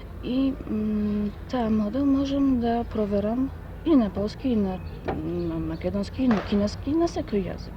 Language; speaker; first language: Macedonian; non-native, fluent; Polish